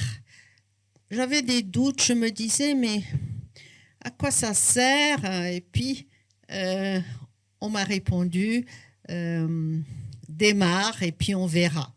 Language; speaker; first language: French; non-native, fluent; Portuguese